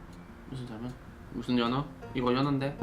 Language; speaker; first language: Korean; non-native, fluent; Spanish